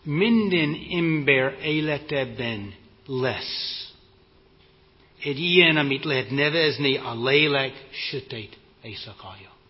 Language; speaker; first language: Hungarian; non-native, fluent; English